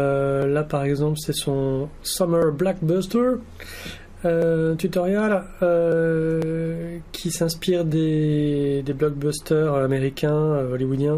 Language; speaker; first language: French; native; French